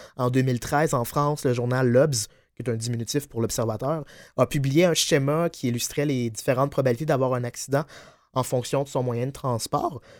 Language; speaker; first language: French; native; French